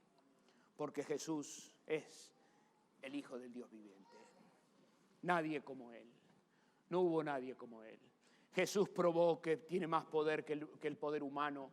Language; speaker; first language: Spanish; native; Spanish